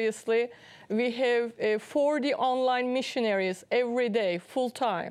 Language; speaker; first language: English; non-native, fluent; Turkish